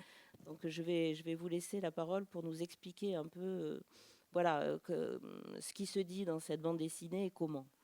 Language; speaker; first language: French; native; French